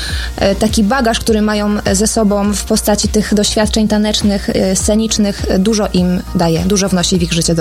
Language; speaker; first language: Polish; native; Polish